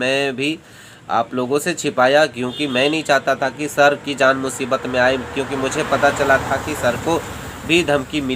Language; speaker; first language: Hindi; native; Hindi